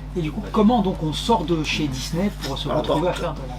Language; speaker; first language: French; native; French